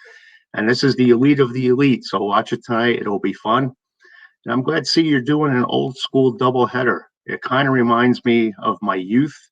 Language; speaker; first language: English; native; English